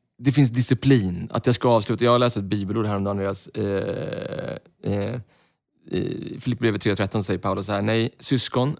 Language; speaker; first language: Swedish; native; Swedish